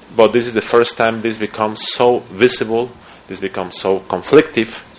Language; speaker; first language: English; non-native, fluent; Spanish